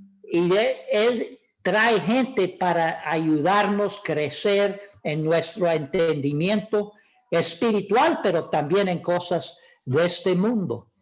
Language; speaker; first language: Spanish; non-native, fluent; English